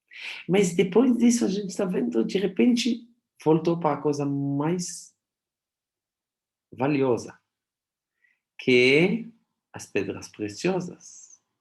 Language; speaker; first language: Portuguese; non-native, fluent; Hebrew